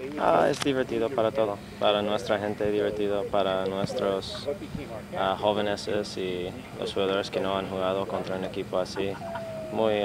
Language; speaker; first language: Spanish; non-native, learner; English